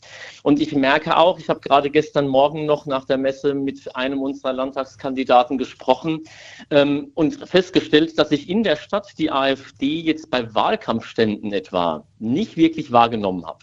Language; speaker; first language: German; native; German